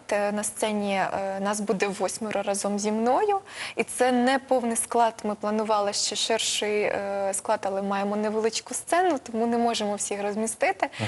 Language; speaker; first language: Ukrainian; non-native, local second language; Russian